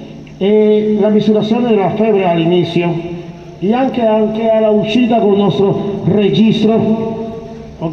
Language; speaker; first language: Italian; non-native, fluent; Spanish